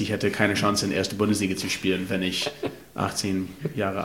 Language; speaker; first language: German; non-native, fluent; English